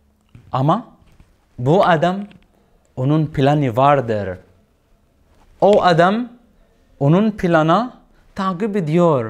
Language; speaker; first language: Turkish; non-native, learner; Arabic